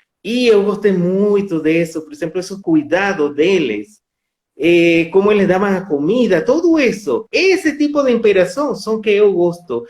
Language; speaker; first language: Portuguese; non-native, fluent; Spanish